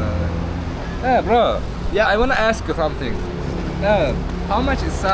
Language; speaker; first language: English; non-native, learner; Turkmen